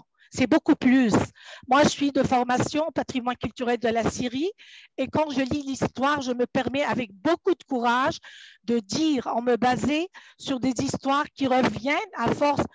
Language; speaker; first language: French; non-native, fluent; Arabic